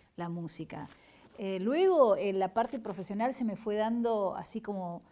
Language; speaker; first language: Spanish; native; Spanish